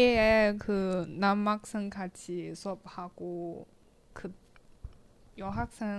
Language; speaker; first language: Korean; non-native, learner; Chinese